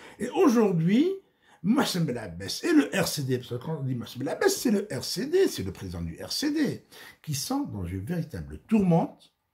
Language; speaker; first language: French; non-native, local second language; Arabic